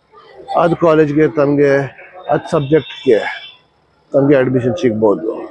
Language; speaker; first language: Kannada; non-native, local second language; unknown